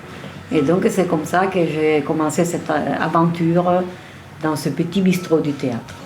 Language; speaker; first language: French; non-native, fluent; Italian